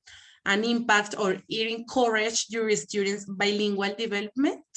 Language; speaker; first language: English; non-native, fluent; Spanish